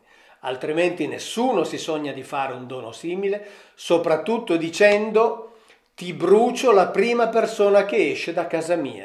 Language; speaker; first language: Italian; native; Italian